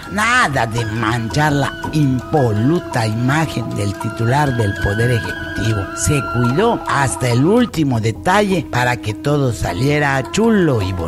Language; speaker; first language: Spanish; native; Spanish